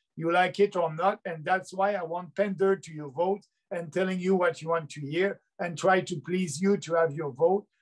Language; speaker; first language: English; native; English